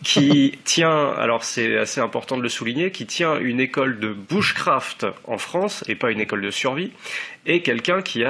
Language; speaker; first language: French; native; French